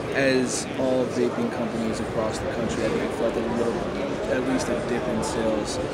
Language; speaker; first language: English; native; English